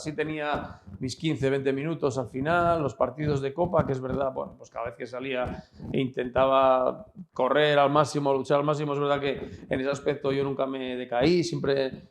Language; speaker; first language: Spanish; native; Spanish